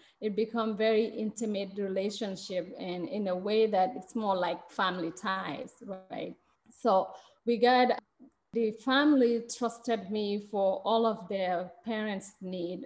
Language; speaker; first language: English; non-native, local second language; Mandingo